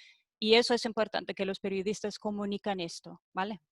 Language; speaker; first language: Spanish; non-native, fluent; German